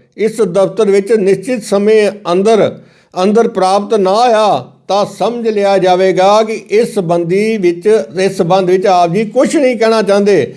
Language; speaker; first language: Punjabi; native; Punjabi